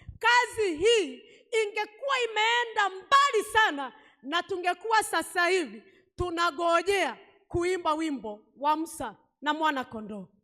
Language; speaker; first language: Swahili; non-native, local second language; Kikuyu